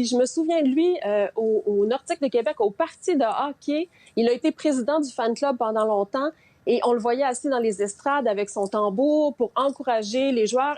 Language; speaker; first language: French; native; French